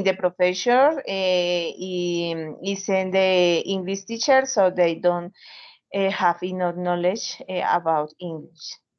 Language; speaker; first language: English; non-native, learner; Spanish